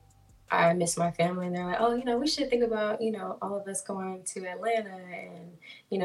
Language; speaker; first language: English; native; English